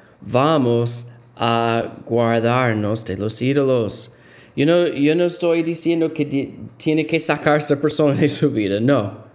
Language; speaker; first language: Spanish; non-native, fluent; English